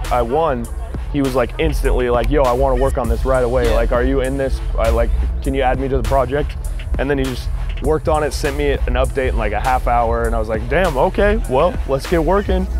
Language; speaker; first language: English; native; English